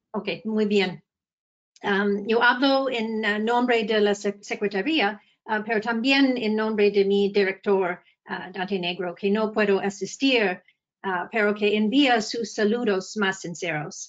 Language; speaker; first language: Spanish; non-native, fluent; English